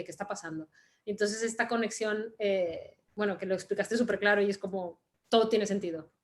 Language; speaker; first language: Spanish; native; Spanish